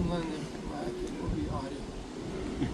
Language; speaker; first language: Hindi; non-native, local second language; Punjabi